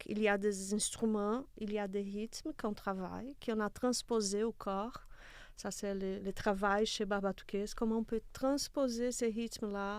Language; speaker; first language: French; non-native, fluent; Portuguese